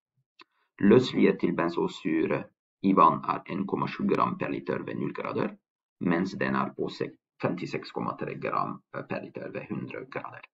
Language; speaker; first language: Norwegian; non-native, fluent; French